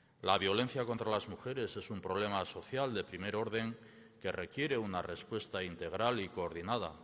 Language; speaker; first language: Spanish; native; Spanish